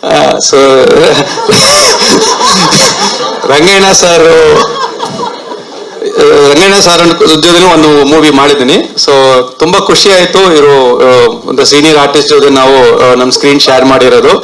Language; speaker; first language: Kannada; non-native, learner; Tamil